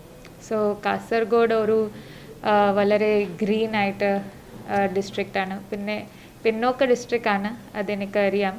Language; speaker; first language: Malayalam; non-native, local second language; Marathi